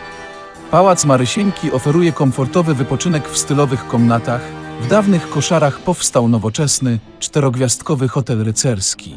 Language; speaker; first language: Polish; native; Polish